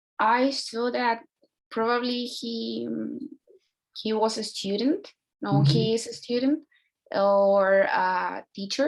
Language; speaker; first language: English; non-native, learner; Spanish